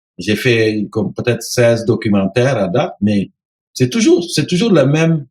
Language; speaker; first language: French; non-native, local second language; Serer